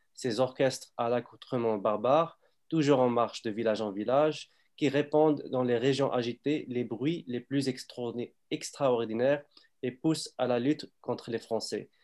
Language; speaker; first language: French; non-native, fluent; Arabic